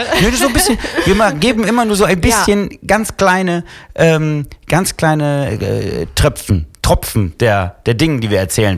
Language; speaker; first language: German; non-native, fluent; Italian